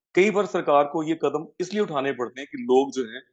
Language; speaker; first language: Hindi; native; Hindi